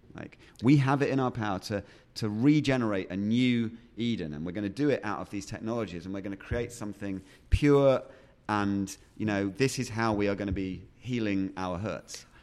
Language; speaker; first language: English; native; English